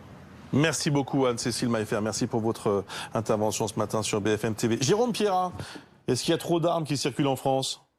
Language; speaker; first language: French; native; French